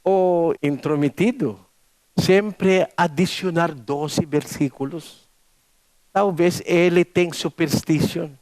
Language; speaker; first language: Portuguese; non-native, learner; Filipino